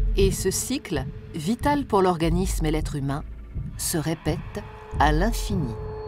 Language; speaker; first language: French; native; French